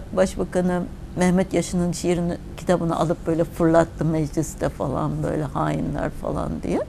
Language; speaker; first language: Turkish; native; Turkish